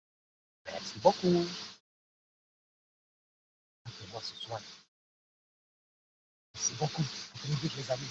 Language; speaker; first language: French; native; French